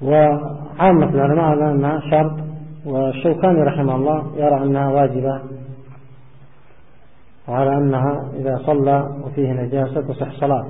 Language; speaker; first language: Arabic; native; Arabic